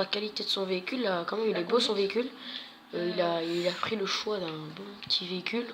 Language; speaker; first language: French; native; French